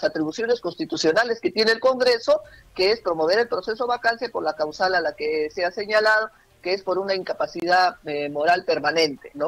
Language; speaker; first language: Spanish; native; Spanish